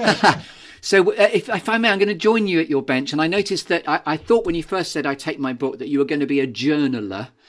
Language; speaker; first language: English; native; English